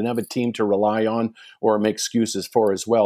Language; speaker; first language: English; native; English